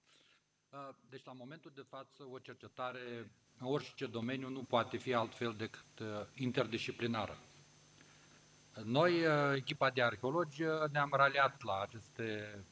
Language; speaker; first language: Romanian; native; Romanian